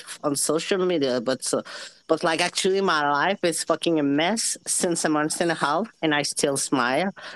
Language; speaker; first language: English; non-native, fluent; French